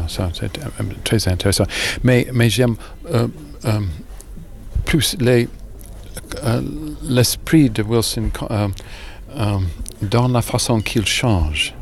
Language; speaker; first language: French; non-native, learner; English